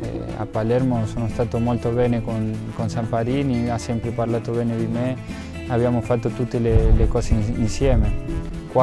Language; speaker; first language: Italian; non-native, fluent; Spanish